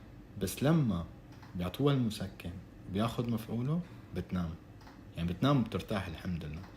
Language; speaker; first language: Arabic; native; Arabic